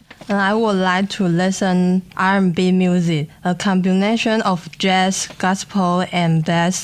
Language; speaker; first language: English; non-native, learner; Chinese